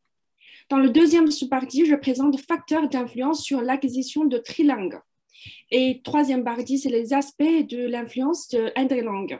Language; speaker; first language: French; non-native, fluent; Chinese